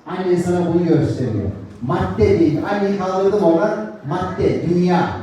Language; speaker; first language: Turkish; native; Turkish